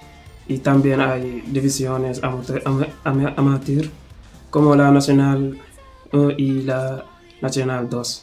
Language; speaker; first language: Spanish; non-native, learner; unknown